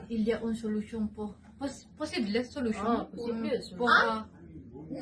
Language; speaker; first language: French; non-native, learner; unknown